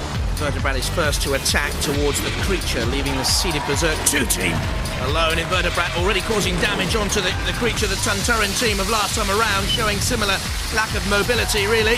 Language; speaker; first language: English; native; English